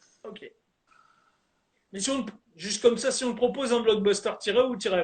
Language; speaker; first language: French; native; French